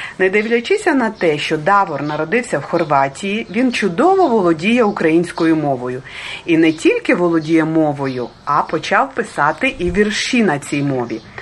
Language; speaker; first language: Ukrainian; early bilingual, heritage; Ukrainian